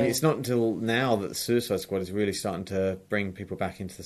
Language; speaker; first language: English; native; English